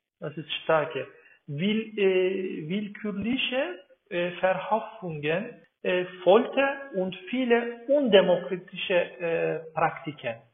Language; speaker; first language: German; non-native, learner; Turkish